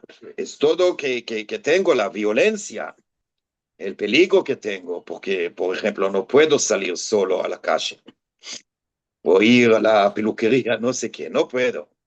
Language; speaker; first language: Spanish; non-native, fluent; Hebrew